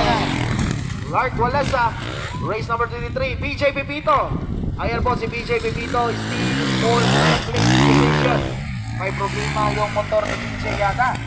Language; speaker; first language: Filipino; non-native, local second language; Cebuano